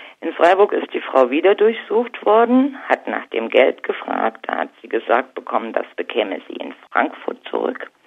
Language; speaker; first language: German; native; German